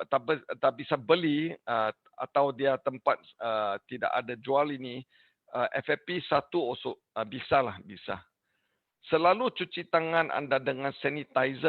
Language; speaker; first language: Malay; non-native, learner; English